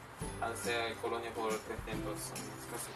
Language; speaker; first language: Spanish; non-native, fluent; Filipino